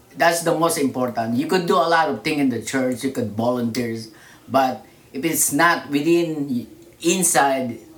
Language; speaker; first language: English; non-native, local second language; Filipino